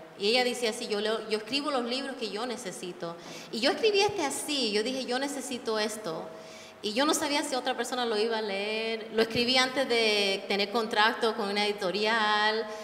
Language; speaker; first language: Spanish; early bilingual, heritage; Spanish